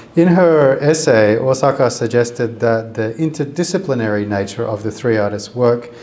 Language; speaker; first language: English; native; English